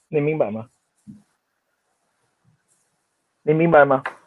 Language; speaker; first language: Chinese; non-native, fluent; Swedish